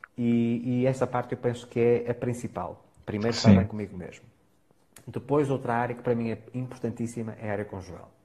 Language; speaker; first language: Portuguese; native; Portuguese